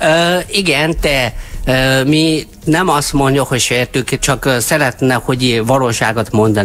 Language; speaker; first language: Hungarian; non-native, learner; Chinese